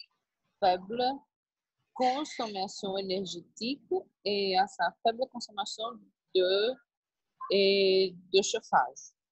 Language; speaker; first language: French; non-native, learner; Portuguese